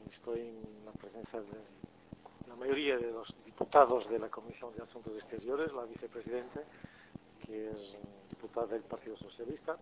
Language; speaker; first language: Spanish; non-native, fluent; Portuguese